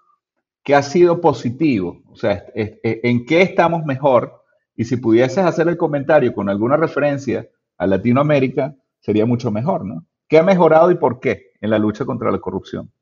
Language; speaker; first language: Spanish; native; Spanish